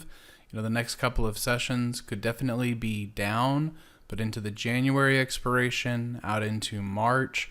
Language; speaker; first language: English; native; English